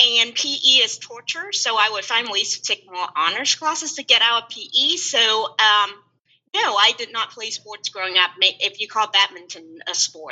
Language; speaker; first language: English; non-native, local second language; Cantonese